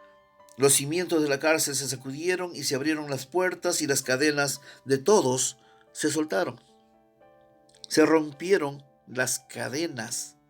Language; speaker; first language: Spanish; native; Spanish